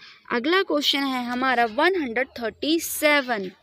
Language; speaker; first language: Hindi; native; Hindi